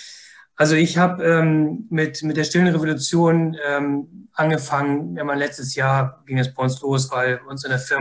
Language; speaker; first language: German; native; German